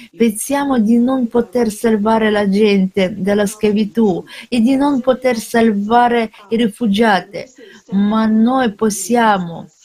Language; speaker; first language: Italian; non-native, fluent; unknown